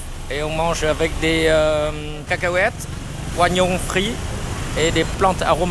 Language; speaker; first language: French; non-native, fluent; Vietnamese